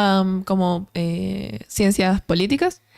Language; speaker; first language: Spanish; native; Spanish